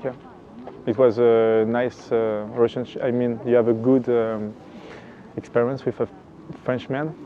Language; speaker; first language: English; non-native, fluent; French